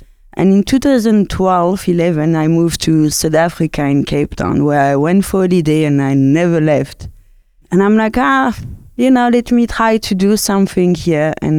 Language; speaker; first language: English; non-native, fluent; French